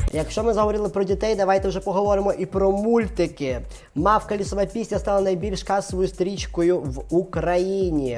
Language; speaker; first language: Ukrainian; non-native, local second language; Russian